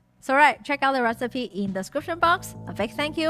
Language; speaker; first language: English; non-native, fluent; Chinese